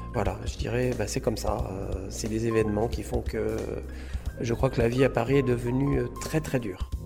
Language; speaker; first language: French; native; French